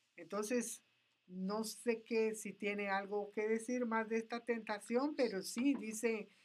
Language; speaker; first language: Spanish; native; Spanish